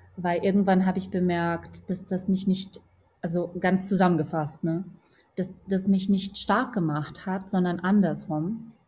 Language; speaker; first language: German; non-native, fluent; Portuguese